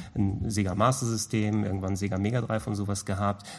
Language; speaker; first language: German; non-native, local second language; Greek